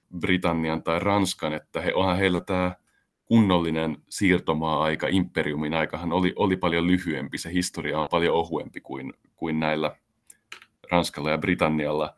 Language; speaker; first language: Finnish; native; Finnish